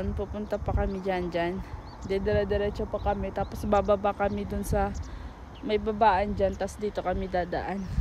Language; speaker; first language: Filipino; native; Filipino